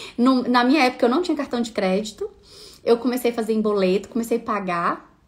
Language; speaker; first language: Portuguese; native; Portuguese